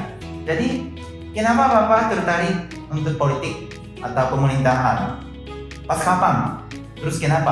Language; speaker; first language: Indonesian; non-native, fluent; Japanese